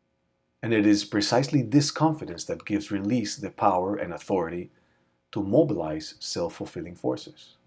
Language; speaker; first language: English; native; English